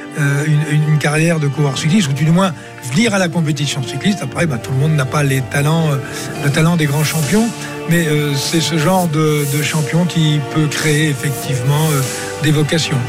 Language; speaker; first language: French; native; French